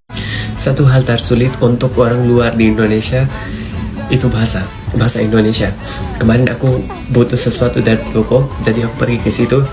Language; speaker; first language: Indonesian; non-native, fluent; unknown